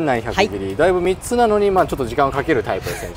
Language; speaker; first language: Japanese; native; Japanese